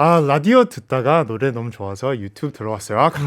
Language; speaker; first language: Korean; early bilingual, heritage; English